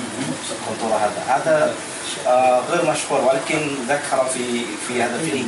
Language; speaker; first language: Arabic; non-native, fluent; Malay